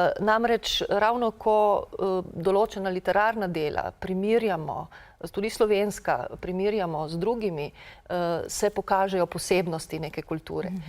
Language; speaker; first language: Slovenian; native; Slovenian